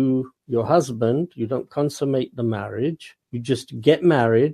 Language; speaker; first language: English; non-native, local second language; Punjabi